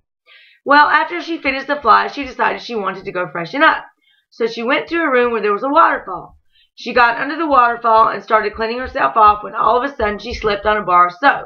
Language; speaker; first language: English; native; English